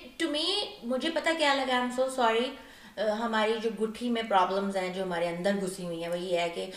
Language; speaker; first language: Urdu; native; Urdu